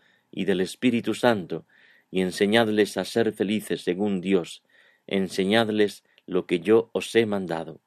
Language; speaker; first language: Spanish; native; Spanish